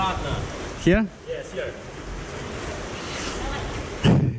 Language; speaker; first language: English; non-native, learner; Indonesian